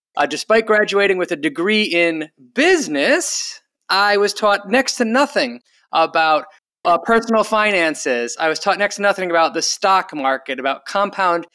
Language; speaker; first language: English; native; English